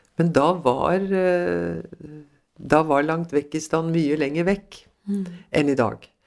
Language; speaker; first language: Norwegian; early bilingual, other home language; Swedish